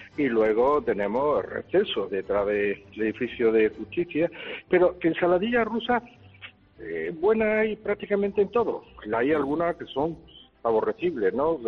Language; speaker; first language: Spanish; native; Spanish